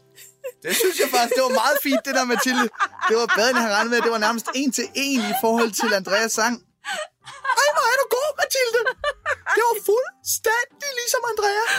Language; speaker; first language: Danish; native; Danish